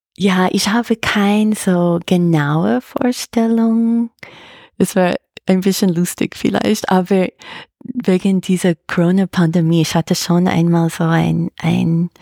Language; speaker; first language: German; non-native, fluent; English